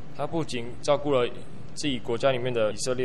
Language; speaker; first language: Chinese; native; Chinese